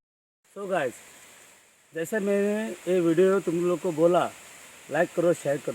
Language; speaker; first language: Hindi; non-native, local second language; Konkani